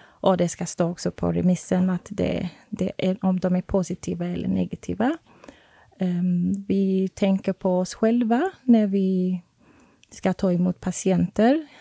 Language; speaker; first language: Swedish; non-native, fluent; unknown